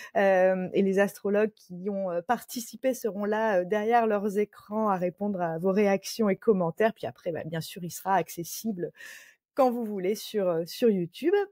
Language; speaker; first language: French; native; French